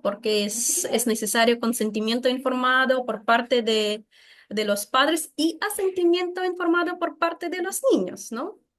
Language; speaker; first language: Spanish; non-native, fluent; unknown